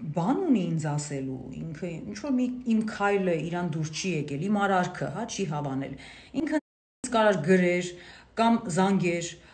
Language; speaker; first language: Armenian; native; Armenian